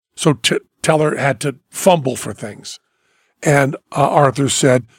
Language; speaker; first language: English; native; English